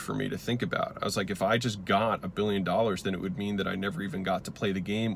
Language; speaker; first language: English; native; English